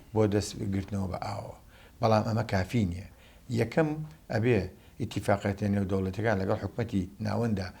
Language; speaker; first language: Central Kurdish; native; Central Kurdish